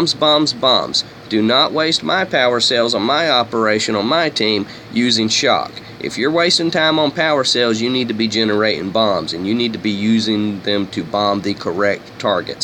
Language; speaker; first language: English; native; English